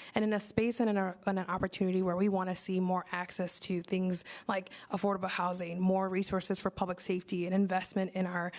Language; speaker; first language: English; native; English